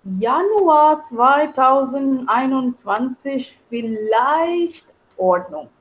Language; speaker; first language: German; non-native, fluent; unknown